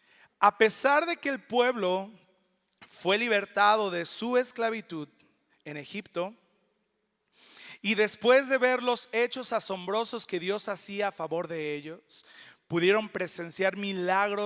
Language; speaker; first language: Spanish; native; Spanish